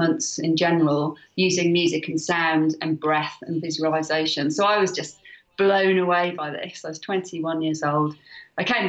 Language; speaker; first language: English; native; English